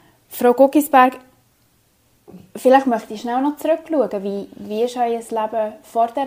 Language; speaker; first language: German; native; German